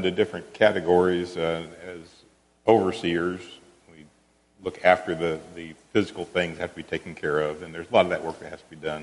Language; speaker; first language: English; native; English